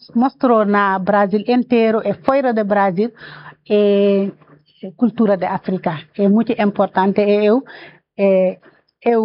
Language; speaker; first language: Portuguese; non-native, learner; Wolof